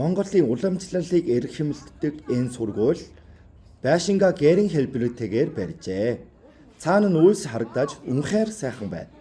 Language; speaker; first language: Mongolian; non-native, fluent; Korean